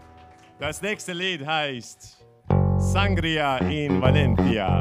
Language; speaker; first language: German; non-native, fluent; Turkish